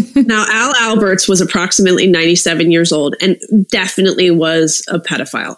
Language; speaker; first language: English; native; English